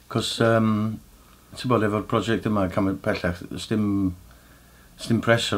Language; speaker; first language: Welsh; native; Welsh